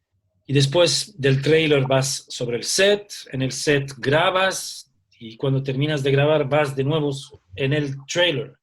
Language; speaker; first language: Spanish; early bilingual, heritage; Spanish